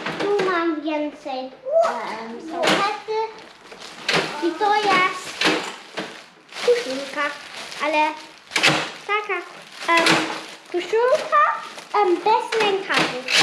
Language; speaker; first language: Polish; early bilingual, heritage; Polish